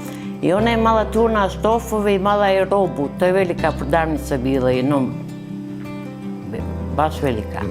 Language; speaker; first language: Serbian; early bilingual, other home language; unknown